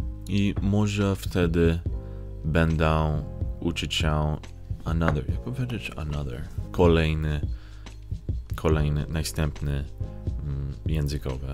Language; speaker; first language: Polish; non-native, learner; English